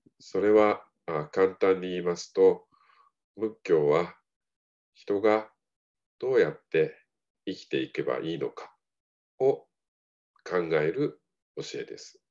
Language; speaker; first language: Japanese; native; Japanese